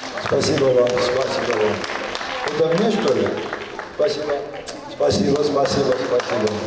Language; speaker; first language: Russian; non-native, fluent; Georgian